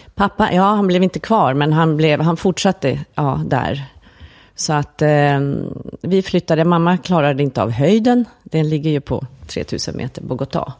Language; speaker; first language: Swedish; early bilingual, other home language; Finnish